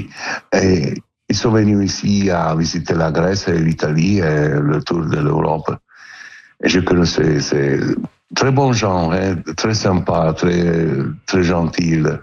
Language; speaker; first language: French; non-native, learner; Italian